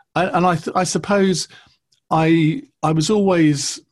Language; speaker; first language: English; native; English